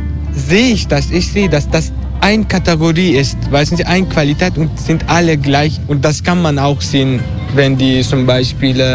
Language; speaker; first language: German; non-native, fluent; Turkish